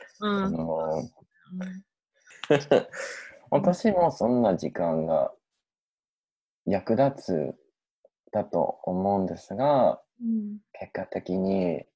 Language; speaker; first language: Japanese; non-native, learner; English